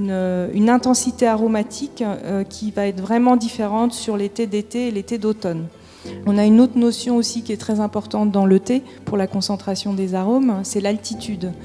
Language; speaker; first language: French; native; French